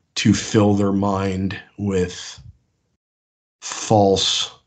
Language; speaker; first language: English; native; English